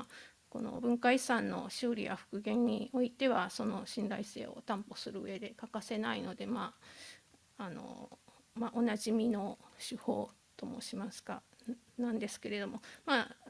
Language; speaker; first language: Japanese; native; Japanese